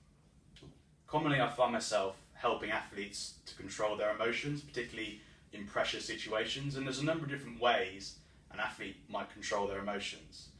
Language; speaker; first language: English; native; English